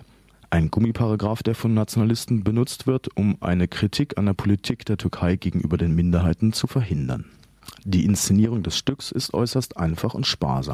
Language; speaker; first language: German; native; German